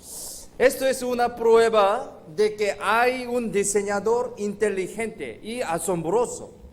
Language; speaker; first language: Spanish; non-native, fluent; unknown